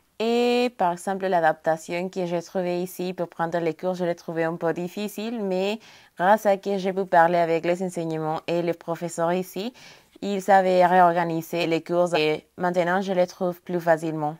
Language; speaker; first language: French; non-native, fluent; Spanish